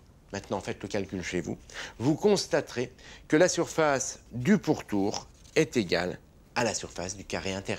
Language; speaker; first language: French; native; French